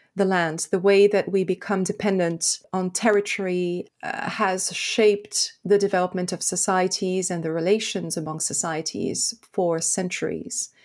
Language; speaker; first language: English; non-native, fluent; French